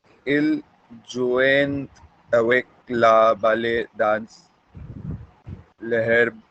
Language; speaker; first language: French; non-native, learner; Hindi